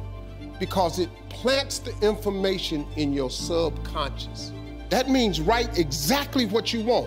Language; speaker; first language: English; native; English